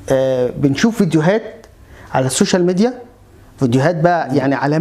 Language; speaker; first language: Arabic; native; Arabic